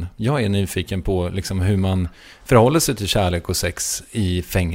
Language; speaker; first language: Swedish; native; Swedish